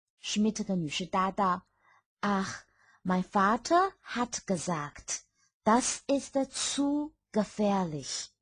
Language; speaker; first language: German; non-native, fluent; Chinese